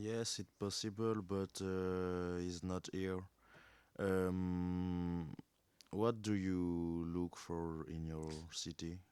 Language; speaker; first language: English; non-native, learner; French